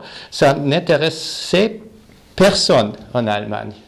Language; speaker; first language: French; non-native, fluent; German